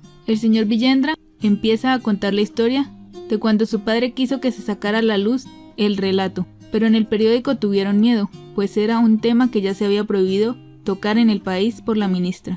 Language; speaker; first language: Spanish; native; Spanish